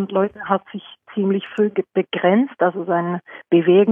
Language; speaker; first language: German; non-native, fluent; Norwegian